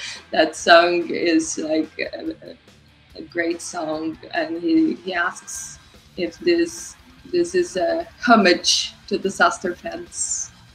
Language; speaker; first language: English; non-native, fluent; Portuguese